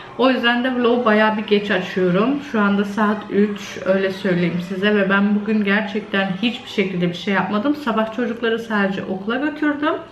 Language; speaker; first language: Turkish; early bilingual, other home language; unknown